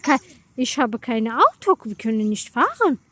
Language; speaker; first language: German; non-native, fluent; Tajik